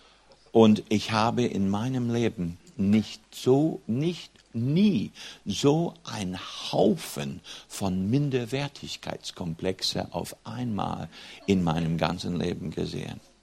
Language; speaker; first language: German; non-native, fluent; English